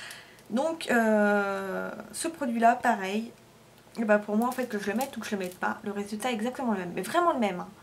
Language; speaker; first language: French; native; French